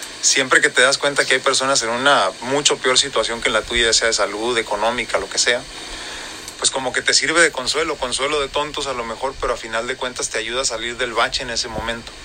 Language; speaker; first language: Spanish; native; Spanish